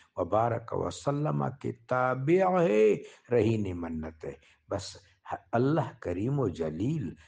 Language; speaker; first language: Urdu; non-native, local second language; Pashto